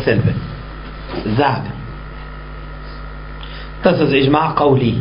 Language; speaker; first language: German; non-native, fluent; Arabic